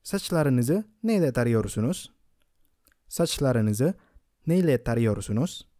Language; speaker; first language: Turkish; non-native, fluent; Indonesian